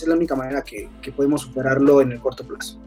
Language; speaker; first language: Spanish; native; Spanish